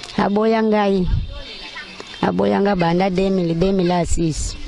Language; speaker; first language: Lingala; non-native, local second language; Kituba (Democratic Republic of Congo)